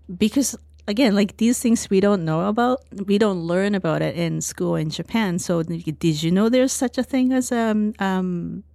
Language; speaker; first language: English; non-native, fluent; Japanese